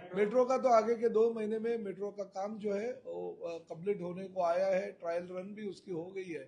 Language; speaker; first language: Hindi; non-native, local second language; Marathi